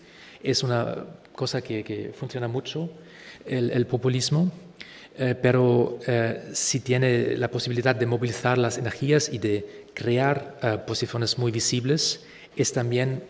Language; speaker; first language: Spanish; non-native, fluent; German